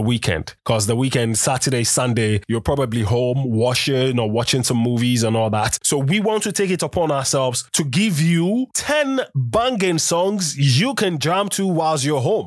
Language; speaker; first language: English; non-native, local second language; Akan